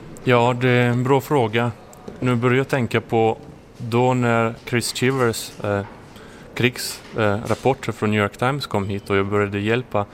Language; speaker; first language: Swedish; non-native, fluent; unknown